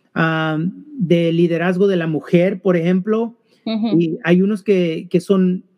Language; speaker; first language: Spanish; early bilingual, heritage; Spanish